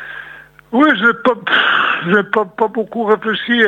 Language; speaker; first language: French; non-native, fluent; Serbian